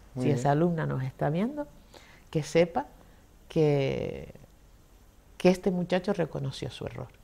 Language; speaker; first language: Spanish; native; Spanish